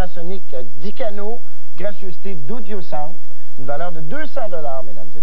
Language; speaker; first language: French; native; French